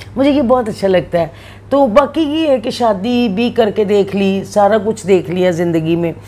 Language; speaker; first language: Urdu; non-native, local second language; Punjabi